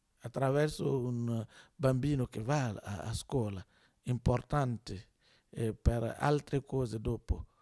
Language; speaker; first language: Italian; non-native, learner; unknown